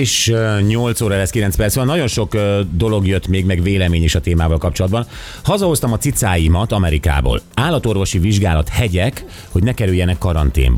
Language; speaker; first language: Hungarian; native; Hungarian